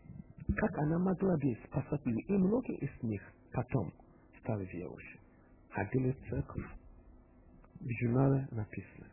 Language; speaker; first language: Russian; non-native, fluent; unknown